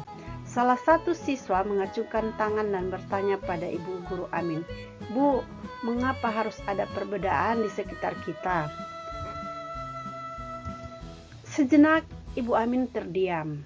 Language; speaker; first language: Indonesian; native; Indonesian